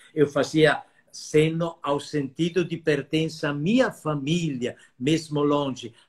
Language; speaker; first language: Portuguese; non-native, fluent; Italian